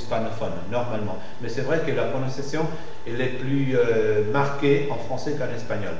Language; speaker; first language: French; non-native, fluent; Spanish